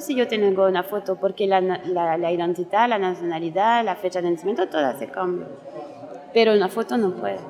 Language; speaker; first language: Spanish; non-native, learner; French